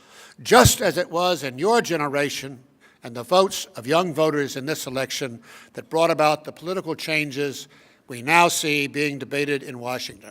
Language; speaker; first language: English; native; English